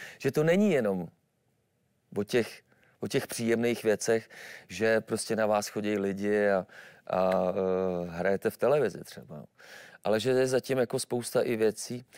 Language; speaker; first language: Czech; native; Czech